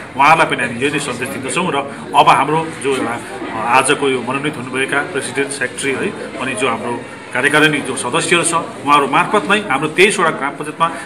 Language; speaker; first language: Nepali; native; Nepali